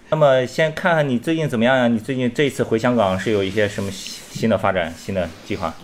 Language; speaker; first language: Chinese; native; Chinese